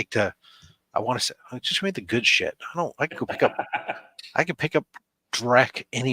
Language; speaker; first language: English; native; English